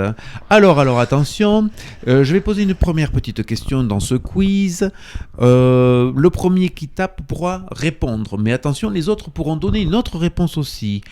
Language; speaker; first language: French; native; French